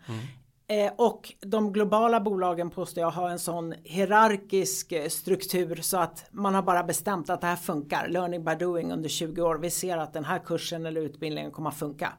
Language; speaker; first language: Swedish; early bilingual, other home language; Greek